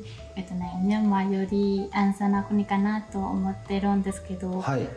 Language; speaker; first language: Japanese; non-native, learner; Burmese